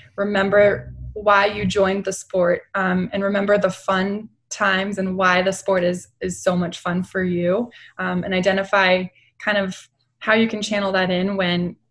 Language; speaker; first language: English; native; English